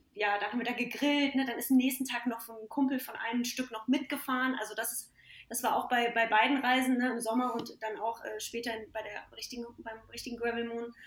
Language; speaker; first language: German; native; German